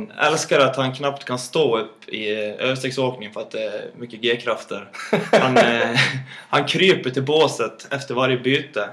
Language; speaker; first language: Swedish; native; Swedish